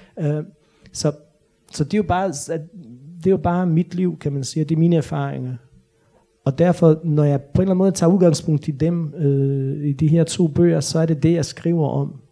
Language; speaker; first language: Danish; non-native, fluent; Bosnian